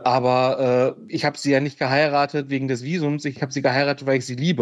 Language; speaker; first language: German; native; German